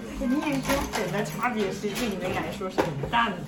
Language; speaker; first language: Chinese; non-native, fluent; Japanese